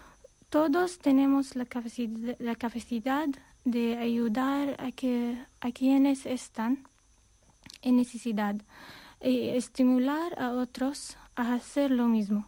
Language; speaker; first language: Spanish; non-native, fluent; Armenian